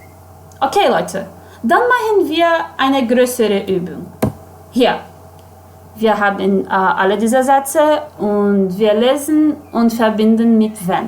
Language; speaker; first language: German; non-native, fluent; Portuguese